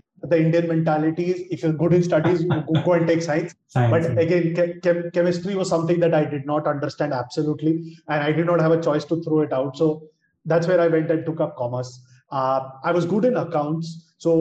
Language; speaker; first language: English; non-native, local second language; Hindi